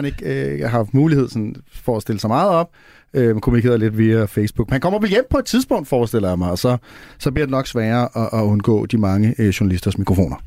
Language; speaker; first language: Danish; native; Danish